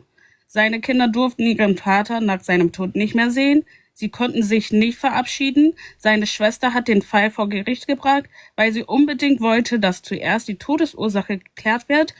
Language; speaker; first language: German; native; German